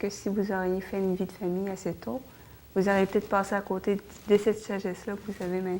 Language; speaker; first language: French; native; French